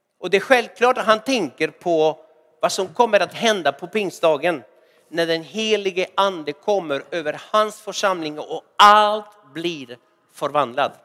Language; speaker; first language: Swedish; non-native, fluent; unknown